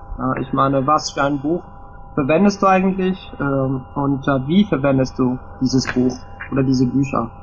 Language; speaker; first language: German; non-native, fluent; Italian